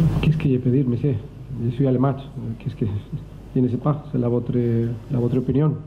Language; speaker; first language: French; non-native, learner; Spanish